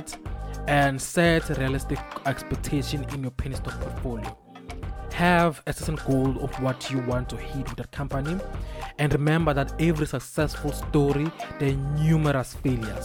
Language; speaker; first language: English; non-native, local second language; Swati